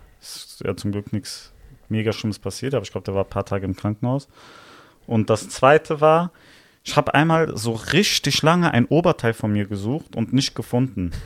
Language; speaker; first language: German; early bilingual, other home language; Italian